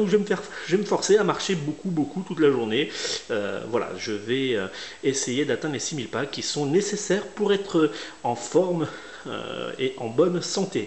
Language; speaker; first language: French; native; French